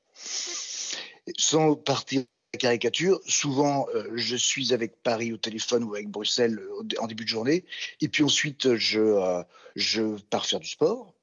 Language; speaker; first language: French; native; French